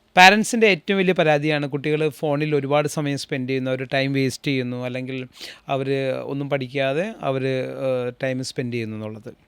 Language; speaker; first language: Malayalam; native; Malayalam